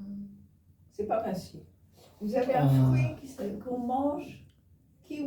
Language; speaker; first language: French; native; French